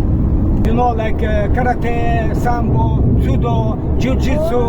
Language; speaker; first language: English; non-native, learner; Russian